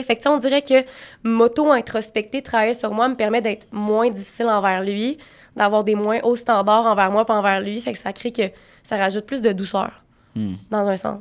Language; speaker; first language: French; native; French